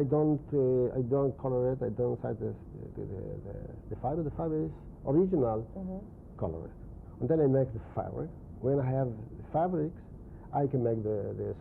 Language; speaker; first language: English; non-native, learner; Spanish